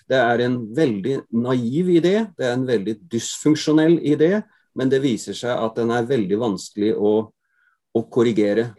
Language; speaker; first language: Norwegian; native; Norwegian